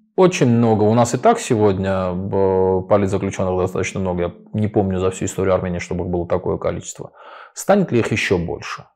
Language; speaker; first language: Russian; non-native, local second language; Armenian